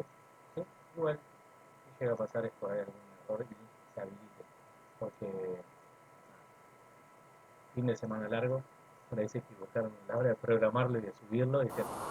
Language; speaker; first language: Spanish; native; Spanish